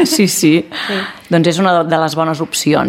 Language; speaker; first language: Catalan; native; Catalan